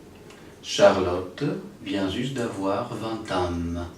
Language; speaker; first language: French; non-native, learner; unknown